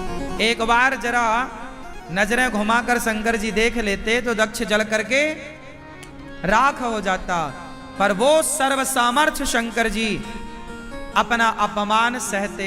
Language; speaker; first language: Hindi; native; Hindi